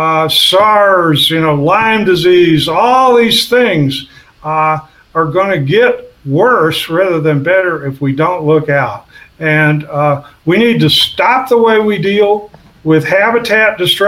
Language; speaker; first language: English; native; English